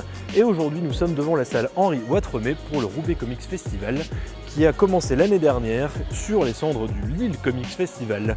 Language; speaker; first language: French; native; French